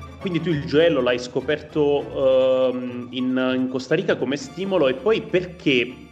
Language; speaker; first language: Italian; native; Italian